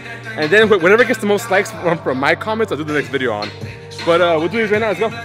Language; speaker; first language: English; native; English